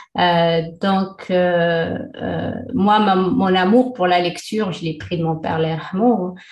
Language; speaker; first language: French; non-native, local second language; Arabic